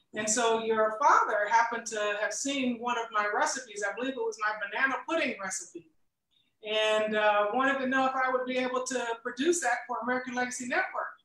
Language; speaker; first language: English; native; English